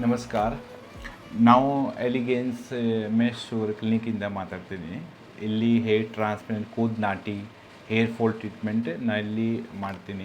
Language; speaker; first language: Kannada; non-native, local second language; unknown